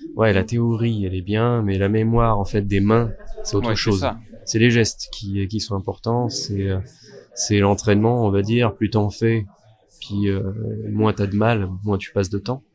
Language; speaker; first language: French; native; French